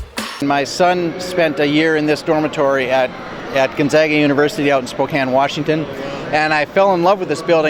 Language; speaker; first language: English; native; English